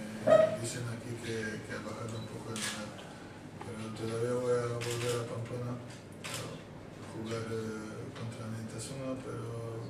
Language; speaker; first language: Spanish; non-native, fluent; Croatian